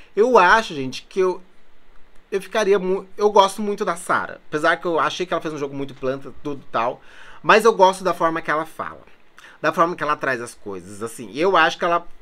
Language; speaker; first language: Portuguese; native; Portuguese